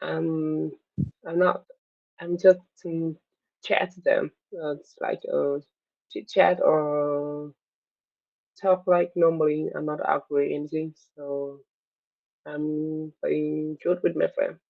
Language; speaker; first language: English; non-native, learner; Vietnamese